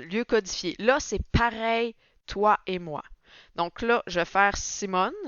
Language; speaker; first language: French; native; French